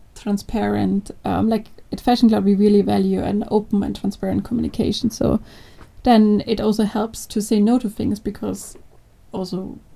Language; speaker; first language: English; non-native, fluent; German